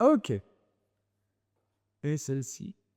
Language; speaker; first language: French; native; French